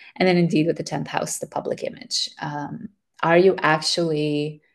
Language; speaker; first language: English; early bilingual, other home language; Macedonian